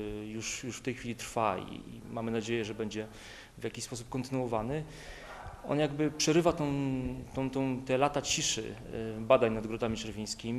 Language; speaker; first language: Polish; native; Polish